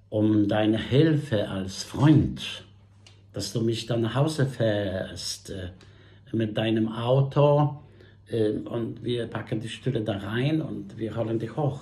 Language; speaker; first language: German; non-native, fluent; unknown